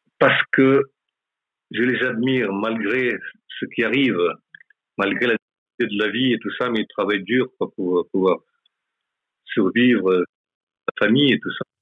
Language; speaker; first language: French; non-native, local second language; Malagasy